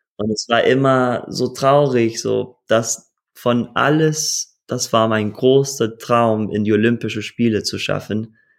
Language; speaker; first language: German; early bilingual, heritage; German